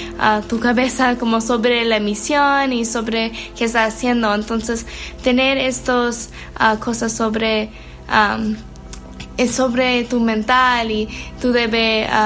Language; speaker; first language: Spanish; non-native, learner; English